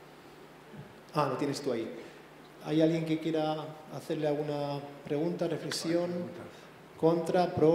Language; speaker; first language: Spanish; native; Spanish